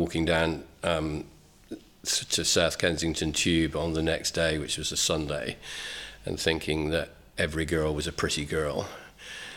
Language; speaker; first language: English; native; English